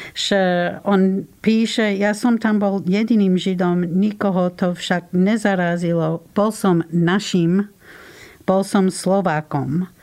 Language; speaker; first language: Slovak; non-native, fluent; English